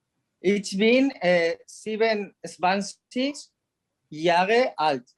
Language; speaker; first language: German; non-native, learner; Spanish